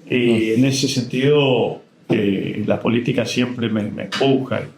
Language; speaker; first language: Spanish; native; Spanish